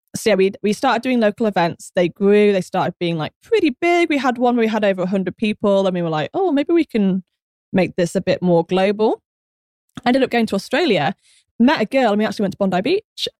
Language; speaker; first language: English; native; English